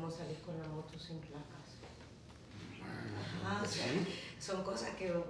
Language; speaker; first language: Spanish; native; Spanish